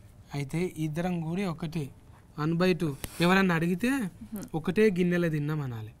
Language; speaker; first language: Telugu; native; Telugu